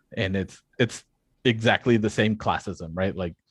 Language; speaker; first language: English; non-native, fluent; Spanish